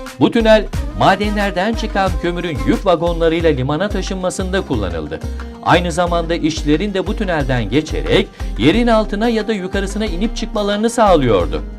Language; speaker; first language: Turkish; native; Turkish